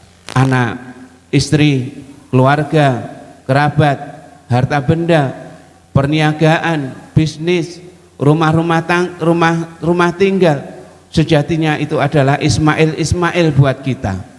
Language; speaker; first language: Indonesian; native; Indonesian